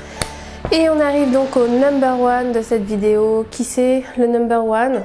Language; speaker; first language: French; native; French